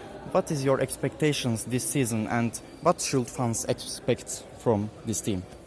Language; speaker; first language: English; non-native, learner; Turkish